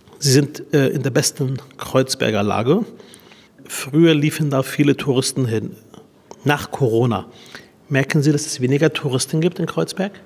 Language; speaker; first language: German; early bilingual, other home language; Arabic